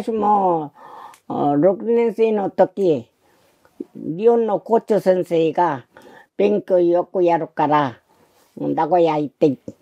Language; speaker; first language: Japanese; non-native, learner; Korean